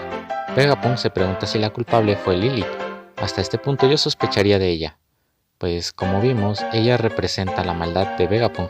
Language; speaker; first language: Spanish; native; Spanish